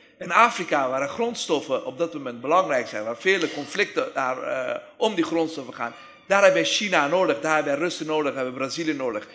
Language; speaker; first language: Dutch; non-native, fluent; Persian